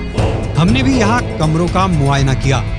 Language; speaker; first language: Hindi; native; Hindi